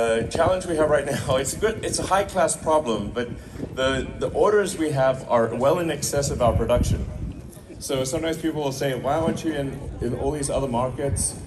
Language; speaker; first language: English; native; English